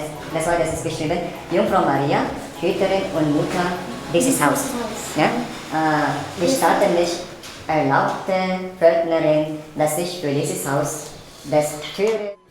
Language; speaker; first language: German; non-native, learner; Filipino